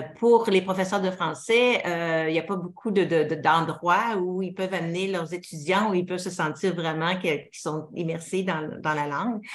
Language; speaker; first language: French; native; French